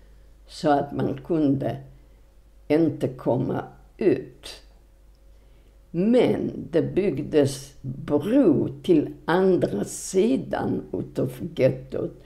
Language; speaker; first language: Swedish; non-native, fluent; Polish